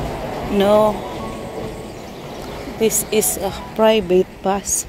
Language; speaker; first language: English; non-native, local second language; Filipino